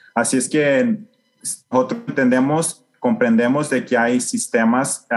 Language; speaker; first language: Spanish; native; Spanish